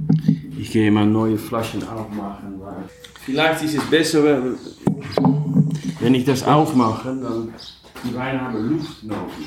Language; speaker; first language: German; non-native, learner; Dutch